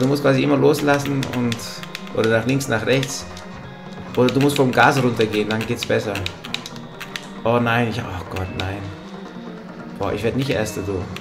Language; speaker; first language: German; native; German